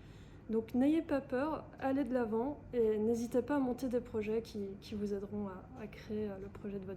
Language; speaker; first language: French; native; French